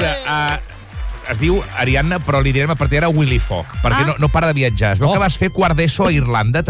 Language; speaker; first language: Catalan; native; Catalan